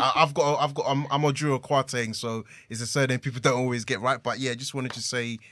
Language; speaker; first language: English; early bilingual, other home language; Akan